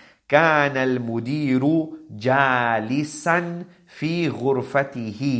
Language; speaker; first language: Arabic; non-native, fluent; English